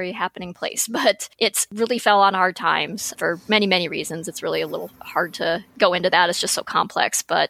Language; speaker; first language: English; native; English